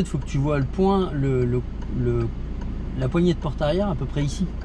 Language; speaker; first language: French; native; French